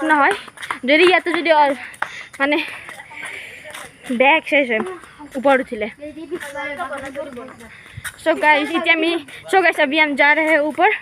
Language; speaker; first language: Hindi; non-native, local second language; Assamese